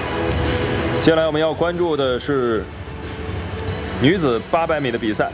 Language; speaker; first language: Chinese; native; Chinese